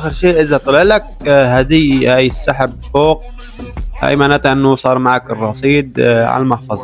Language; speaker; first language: Arabic; native; Arabic